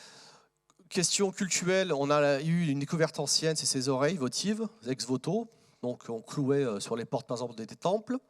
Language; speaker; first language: French; native; French